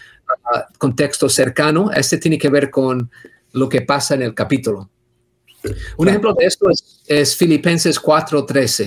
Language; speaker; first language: Spanish; non-native, fluent; English